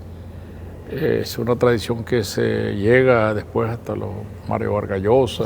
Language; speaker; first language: Spanish; native; Spanish